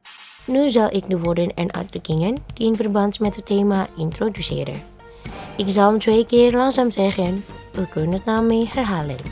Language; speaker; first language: Dutch; non-native, learner; Indonesian